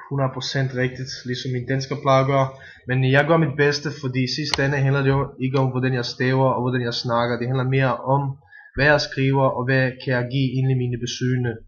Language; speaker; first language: Danish; non-native, fluent; Bosnian